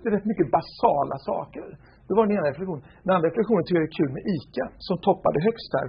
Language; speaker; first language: Swedish; native; Swedish